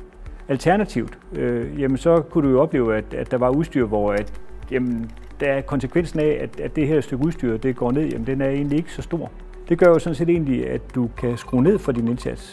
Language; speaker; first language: Danish; native; Danish